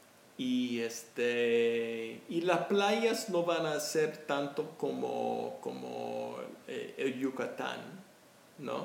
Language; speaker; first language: Spanish; non-native, fluent; English